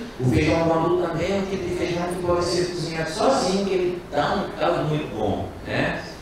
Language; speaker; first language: Portuguese; non-native, local second language; Kabuverdianu